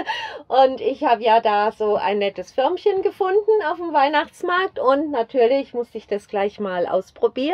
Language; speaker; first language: German; native; German